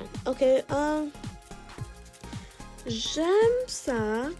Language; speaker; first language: French; non-native, learner; English